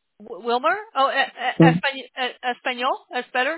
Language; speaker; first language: English; native; English